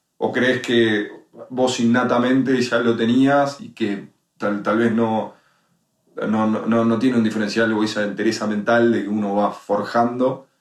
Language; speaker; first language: Spanish; native; Spanish